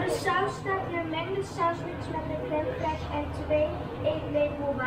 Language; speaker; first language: Dutch; early bilingual, other home language; Indonesian